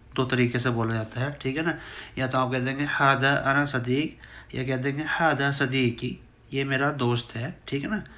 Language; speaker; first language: Urdu; native; Urdu